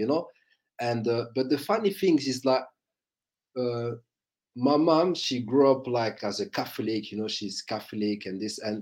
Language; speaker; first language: English; non-native, fluent; French